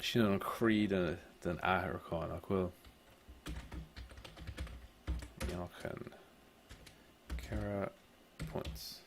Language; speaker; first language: Irish; non-native, local second language; English